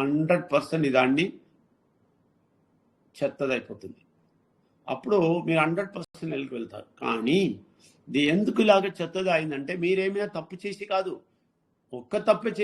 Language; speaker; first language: Telugu; non-native, learner; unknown